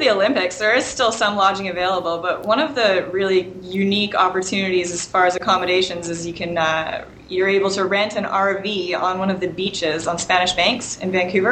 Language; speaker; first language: English; native; English